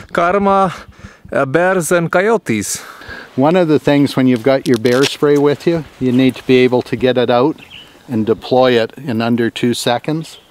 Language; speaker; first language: English; native; English